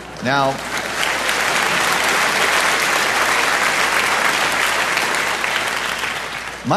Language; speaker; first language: English; native; English